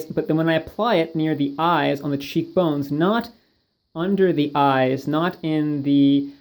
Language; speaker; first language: English; native; English